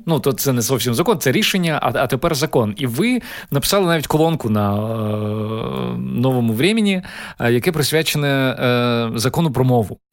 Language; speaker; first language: Ukrainian; native; Ukrainian